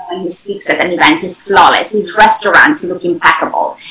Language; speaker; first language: English; non-native, fluent; Romanian